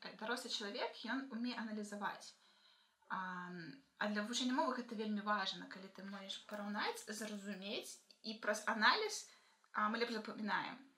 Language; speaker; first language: Belarusian; native; Belarusian